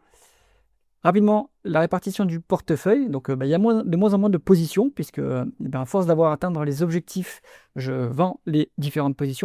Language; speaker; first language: French; native; French